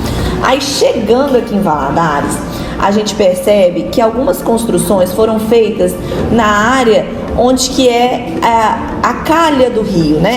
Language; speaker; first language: Portuguese; native; Portuguese